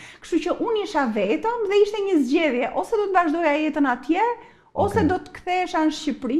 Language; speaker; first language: Albanian; early bilingual, heritage; Albanian